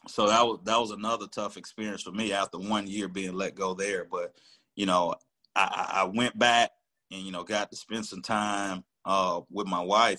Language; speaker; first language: English; native; English